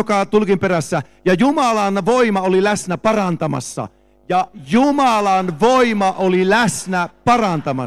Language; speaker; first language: Finnish; native; Finnish